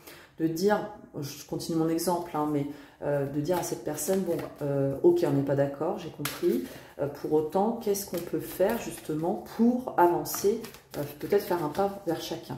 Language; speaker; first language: French; native; French